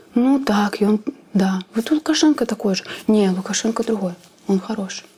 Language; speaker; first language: Belarusian; native; Belarusian